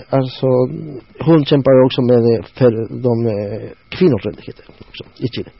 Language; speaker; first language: Swedish; non-native, learner; Spanish